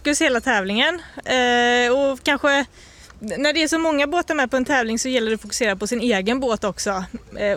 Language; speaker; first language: Swedish; native; Swedish